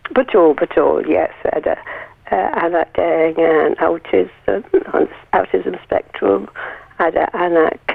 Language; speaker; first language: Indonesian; non-native, learner; English